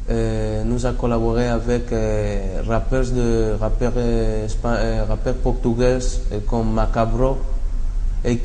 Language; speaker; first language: French; non-native, learner; Spanish